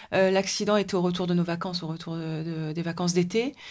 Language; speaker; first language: French; native; French